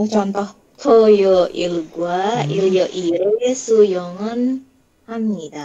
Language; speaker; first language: Korean; non-native, learner; Indonesian